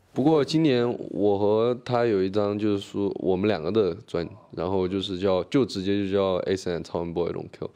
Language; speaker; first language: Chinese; native; Chinese